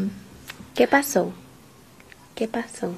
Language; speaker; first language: Spanish; non-native, fluent; English